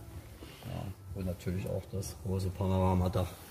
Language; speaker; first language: German; native; German